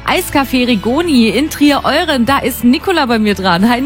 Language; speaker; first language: German; native; German